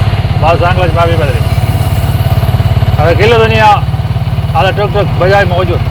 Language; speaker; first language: Arabic; non-native, learner; Malayalam